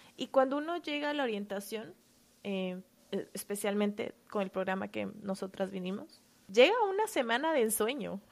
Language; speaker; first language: Spanish; native; Spanish